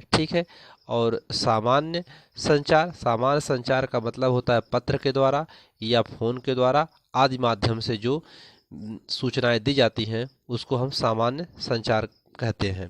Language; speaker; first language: Hindi; native; Hindi